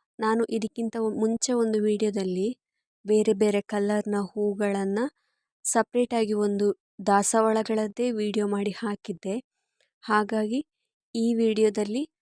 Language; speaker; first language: Kannada; non-native, local second language; Tulu